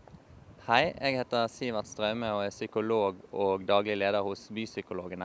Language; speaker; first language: Norwegian; native; Norwegian